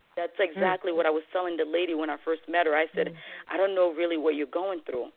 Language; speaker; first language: English; non-native, fluent; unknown